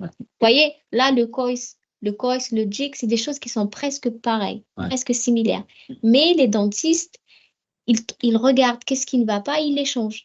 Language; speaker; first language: French; native; French